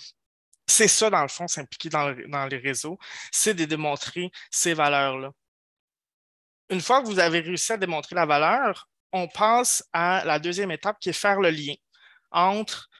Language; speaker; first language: French; native; French